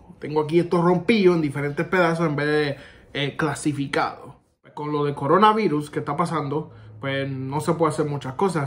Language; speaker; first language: Spanish; native; Spanish